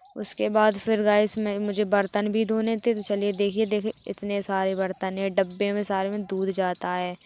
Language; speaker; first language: Hindi; native; Hindi